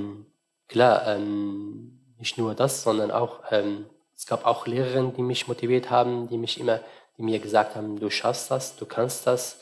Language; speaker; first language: German; non-native, fluent; Arabic